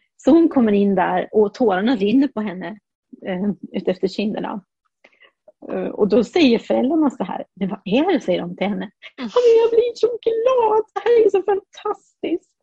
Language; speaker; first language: Swedish; early bilingual, heritage; Swedish